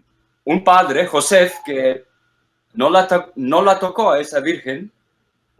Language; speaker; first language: Spanish; non-native, fluent; English